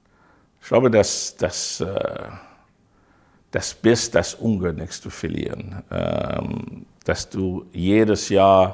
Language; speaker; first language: German; non-native, fluent; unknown